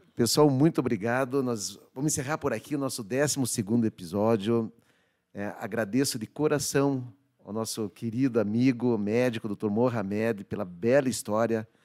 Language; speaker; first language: Portuguese; native; Portuguese